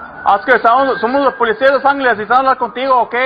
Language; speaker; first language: Spanish; early bilingual, heritage; Spanish